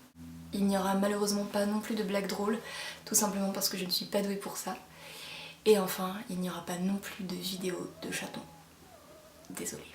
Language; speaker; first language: French; native; French